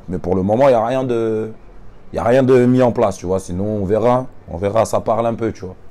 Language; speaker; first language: French; native; French